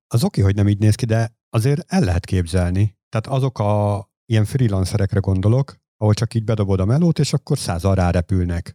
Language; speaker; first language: Hungarian; native; Hungarian